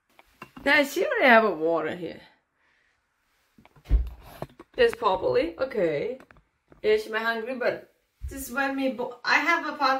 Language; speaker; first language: English; non-native, learner; Thai